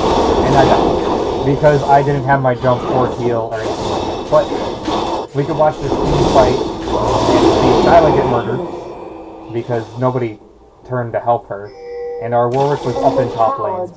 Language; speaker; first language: English; native; English